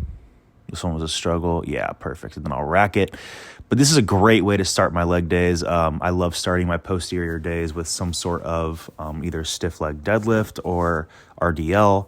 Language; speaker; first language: English; native; English